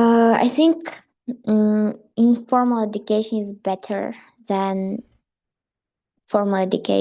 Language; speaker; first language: English; non-native, learner; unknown